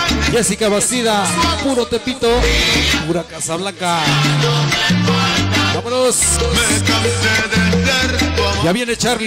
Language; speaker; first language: Spanish; native; Spanish